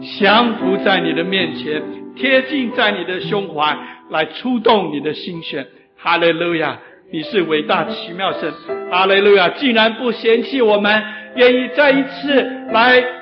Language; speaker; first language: Chinese; native; Chinese